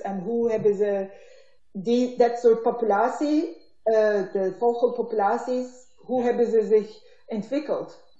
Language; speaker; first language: Dutch; non-native, learner; Turkish